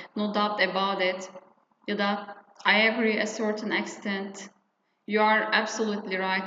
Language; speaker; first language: English; non-native, fluent; Turkish